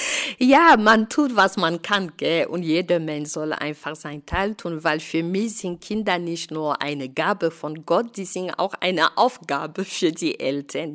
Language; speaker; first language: German; non-native, fluent; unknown